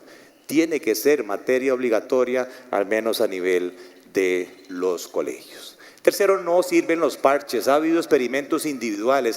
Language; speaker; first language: Spanish; native; Spanish